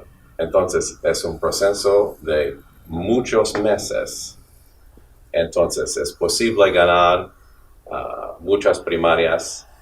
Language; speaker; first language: Spanish; non-native, fluent; English